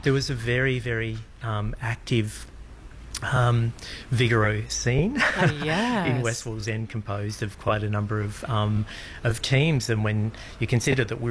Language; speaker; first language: English; native; English